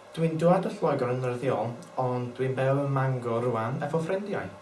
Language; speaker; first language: Welsh; non-native, learner; English